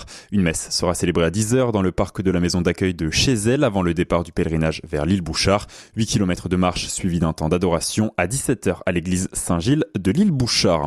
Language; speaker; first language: French; native; French